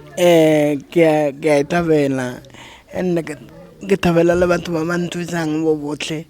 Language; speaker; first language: Northern Sotho; non-native, local second language; Tswana